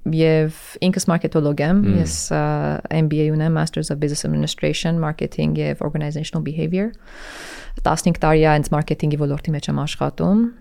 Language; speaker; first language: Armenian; early bilingual, heritage; Armenian